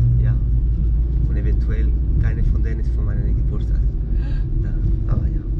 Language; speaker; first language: German; non-native, learner; Spanish